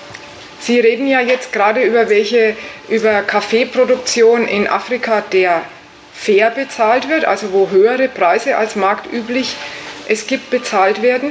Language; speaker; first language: German; native; German